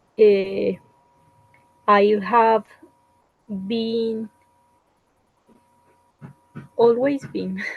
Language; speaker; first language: English; non-native, learner; Spanish